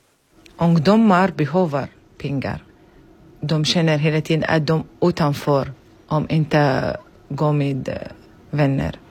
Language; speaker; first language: Swedish; non-native, learner; Arabic